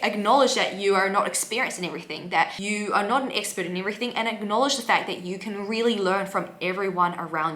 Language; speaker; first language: English; native; English